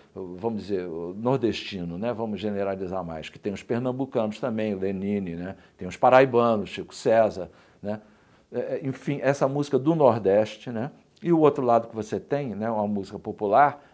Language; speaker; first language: Portuguese; native; Portuguese